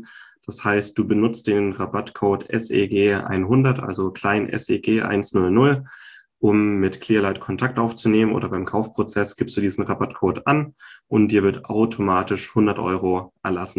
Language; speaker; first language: German; native; German